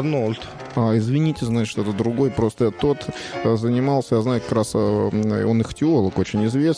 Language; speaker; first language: Russian; native; Russian